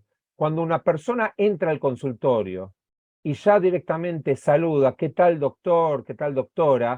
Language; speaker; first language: Spanish; native; Spanish